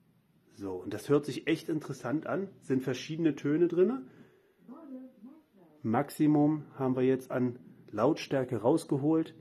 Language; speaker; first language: German; native; German